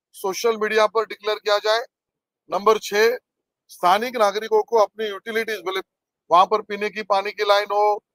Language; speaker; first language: Hindi; non-native, local second language; Marathi